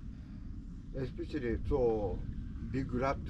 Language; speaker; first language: English; non-native, learner; Japanese